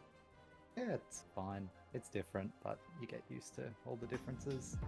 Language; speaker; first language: English; native; English